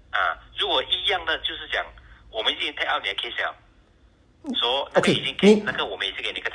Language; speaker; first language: Chinese; native; Chinese